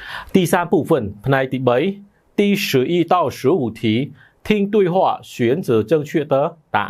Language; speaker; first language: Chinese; non-native, fluent; Khmer